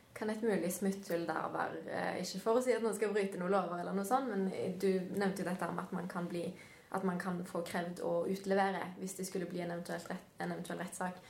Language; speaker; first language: Norwegian; native; Norwegian